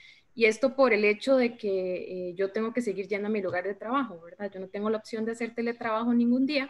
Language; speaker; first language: Spanish; native; Spanish